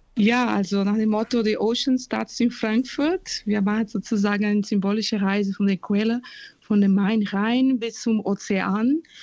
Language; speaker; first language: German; non-native, fluent; Portuguese